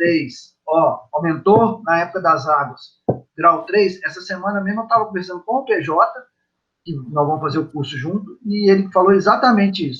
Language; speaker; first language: Portuguese; native; Portuguese